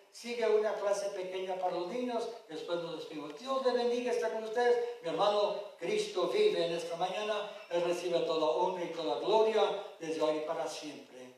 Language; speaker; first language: Spanish; early bilingual, heritage; Spanish